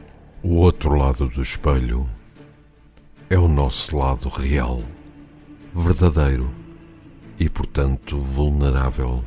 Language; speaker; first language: Portuguese; native; Portuguese